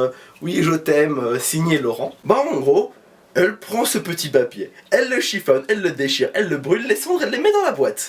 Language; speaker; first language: French; native; French